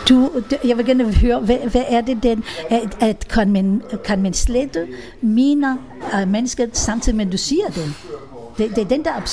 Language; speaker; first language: Danish; non-native, fluent; Hebrew